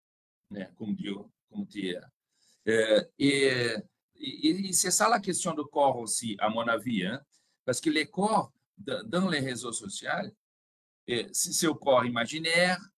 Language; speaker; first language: French; non-native, fluent; Portuguese